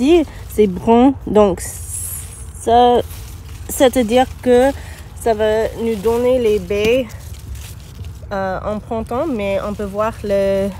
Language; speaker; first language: French; non-native, learner; English